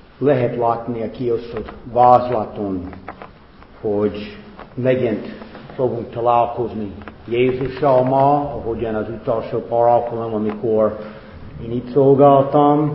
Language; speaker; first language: Hungarian; non-native, fluent; English